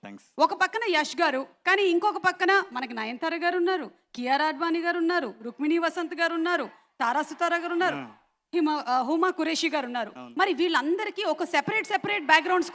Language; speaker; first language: Telugu; native; Telugu